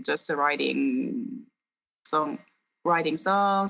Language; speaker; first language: English; non-native, fluent; Korean